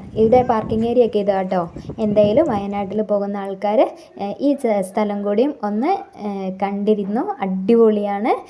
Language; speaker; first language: Malayalam; native; Malayalam